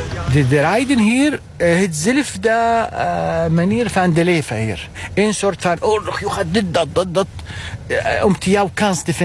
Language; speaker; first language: Dutch; non-native, learner; Arabic